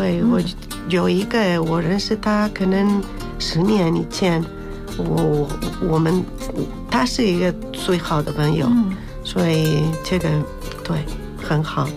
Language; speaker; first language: Chinese; non-native, learner; Spanish